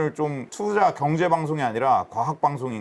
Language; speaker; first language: Korean; native; Korean